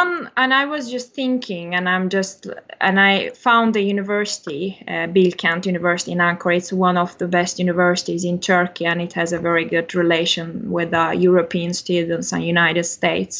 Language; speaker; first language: English; non-native, fluent; Turkish